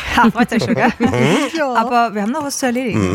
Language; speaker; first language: German; native; German